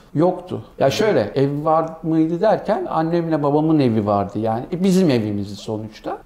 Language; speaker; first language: Turkish; early bilingual, heritage; Turkish